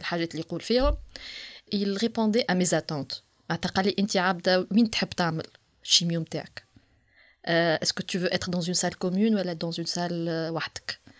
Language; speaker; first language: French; non-native, local second language; Arabic